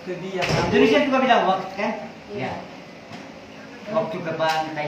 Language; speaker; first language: Indonesian; non-native, learner; Hindi